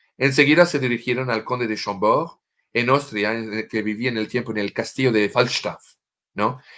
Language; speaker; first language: Spanish; non-native, fluent; French